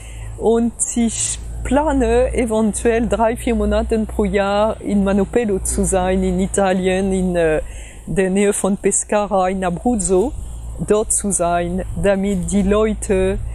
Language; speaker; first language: German; non-native, fluent; French